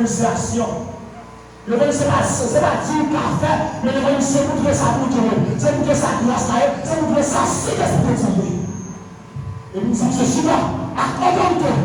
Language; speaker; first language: French; non-native, local second language; Haitian Creole